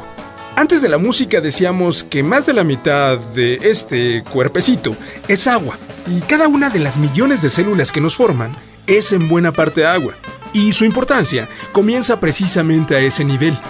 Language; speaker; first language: Spanish; native; Spanish